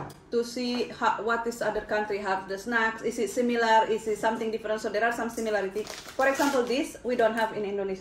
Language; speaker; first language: English; non-native, fluent; Indonesian